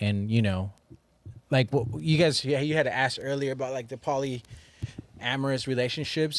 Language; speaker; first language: English; native; English